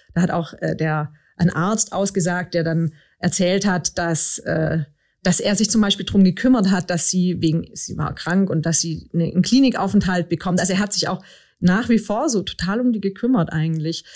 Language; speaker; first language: German; native; German